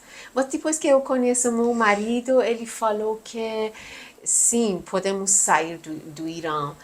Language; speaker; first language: Portuguese; non-native, learner; Persian